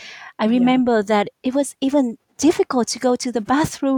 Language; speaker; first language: English; non-native, fluent; Vietnamese